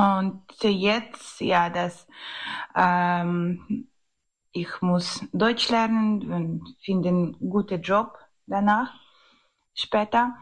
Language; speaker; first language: German; non-native, learner; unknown